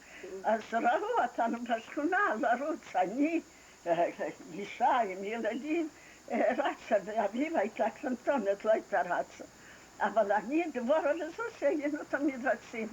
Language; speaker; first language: Hebrew; non-native, fluent; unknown